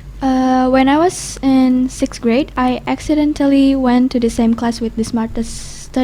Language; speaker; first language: English; non-native, learner; Indonesian